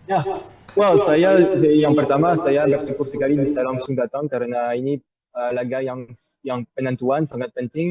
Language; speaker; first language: Indonesian; non-native, fluent; French